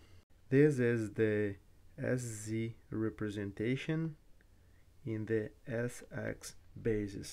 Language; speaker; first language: English; non-native, fluent; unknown